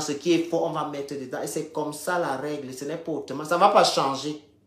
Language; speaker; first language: French; native; French